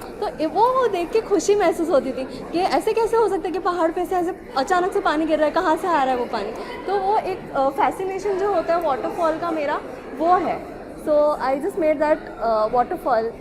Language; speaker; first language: Hindi; native; Hindi